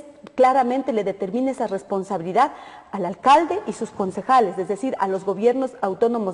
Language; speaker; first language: Spanish; native; Spanish